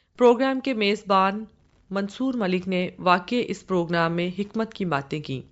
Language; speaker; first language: Urdu; non-native, local second language; Punjabi